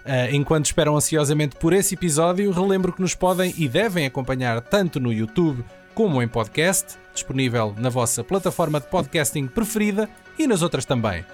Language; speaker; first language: Portuguese; native; Portuguese